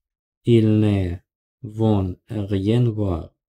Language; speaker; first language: French; non-native, learner; Russian